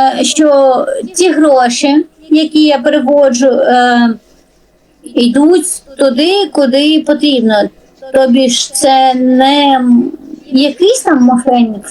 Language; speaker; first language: Ukrainian; non-native, learner; Russian